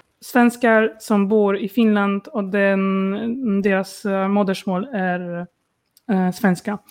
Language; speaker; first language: Swedish; non-native, learner; Polish